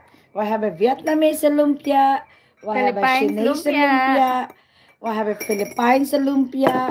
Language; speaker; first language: Dutch; non-native, fluent; Filipino